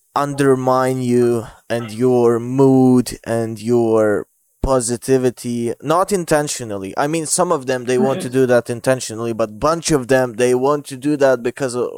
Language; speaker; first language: English; non-native, fluent; Bosnian